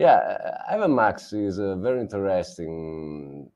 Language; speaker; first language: English; non-native, learner; Italian